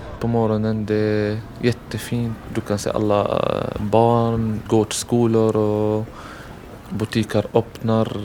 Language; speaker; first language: Swedish; non-native, learner; Arabic